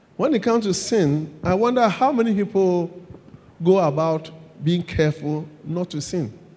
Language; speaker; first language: English; non-native, local second language; Akan